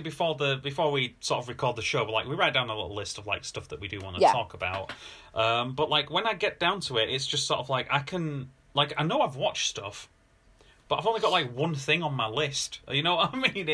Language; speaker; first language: English; native; English